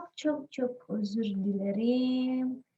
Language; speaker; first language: Turkish; non-native, learner; Indonesian